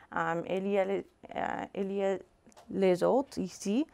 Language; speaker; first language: French; non-native, fluent; English